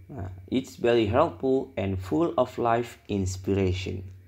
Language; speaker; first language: English; non-native, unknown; Indonesian